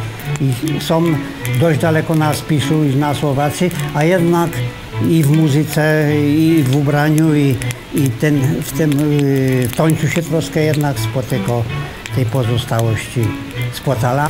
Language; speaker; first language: Polish; native; Polish